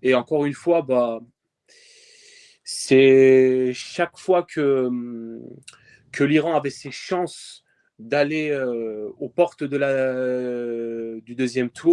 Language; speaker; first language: French; early bilingual, other home language; Persian